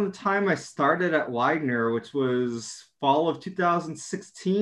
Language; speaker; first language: English; native; English